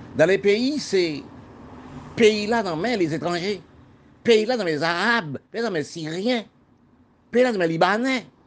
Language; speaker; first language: French; non-native, local second language; Haitian Creole